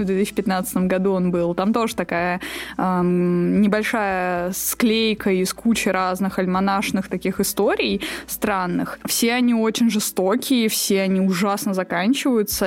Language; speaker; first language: Russian; native; Russian